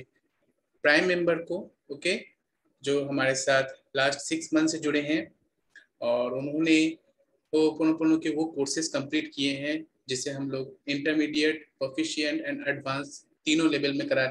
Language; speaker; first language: Hindi; native; Hindi